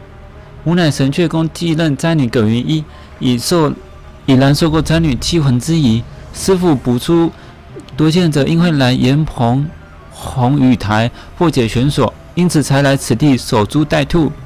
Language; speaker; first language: Chinese; native; Chinese